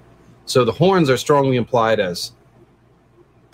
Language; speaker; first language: English; native; English